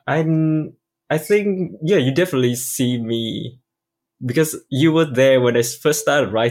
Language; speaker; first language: English; non-native, fluent; Vietnamese